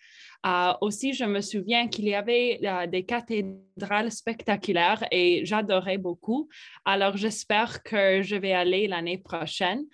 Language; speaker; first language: French; non-native, fluent; English